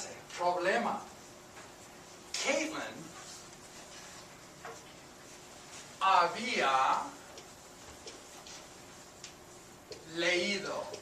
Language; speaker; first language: Spanish; non-native, fluent; English